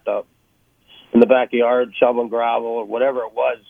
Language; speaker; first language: English; native; English